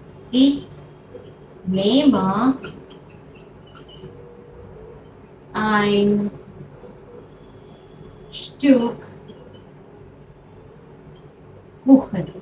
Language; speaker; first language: German; non-native, fluent; Hindi